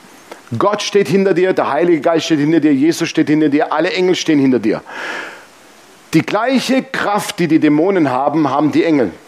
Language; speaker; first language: German; native; German